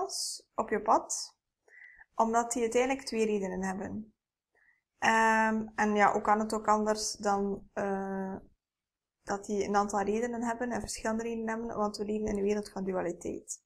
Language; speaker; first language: Dutch; native; Dutch